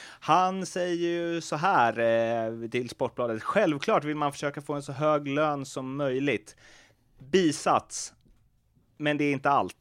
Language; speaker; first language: Swedish; native; Swedish